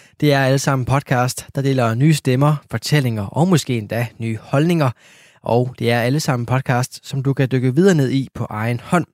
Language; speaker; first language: Danish; native; Danish